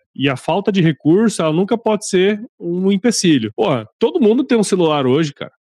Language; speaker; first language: Portuguese; native; Portuguese